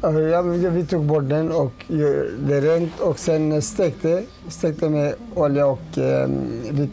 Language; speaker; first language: Swedish; non-native, learner; Turoyo